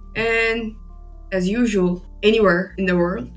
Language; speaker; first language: English; non-native, fluent; Turkish